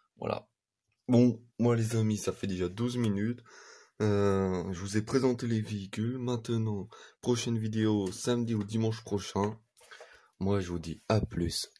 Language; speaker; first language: French; native; French